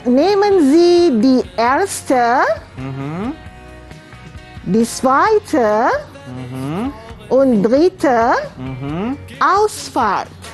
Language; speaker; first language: German; non-native, fluent; Malay